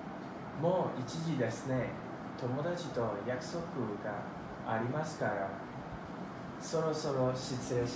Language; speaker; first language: Japanese; non-native, learner; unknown